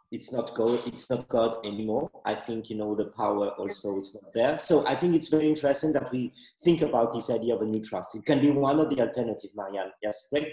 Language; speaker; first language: English; non-native, fluent; Malagasy